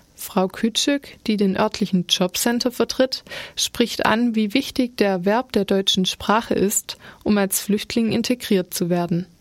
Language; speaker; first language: German; native; German